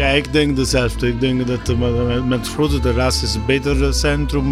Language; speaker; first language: Dutch; non-native, learner; Italian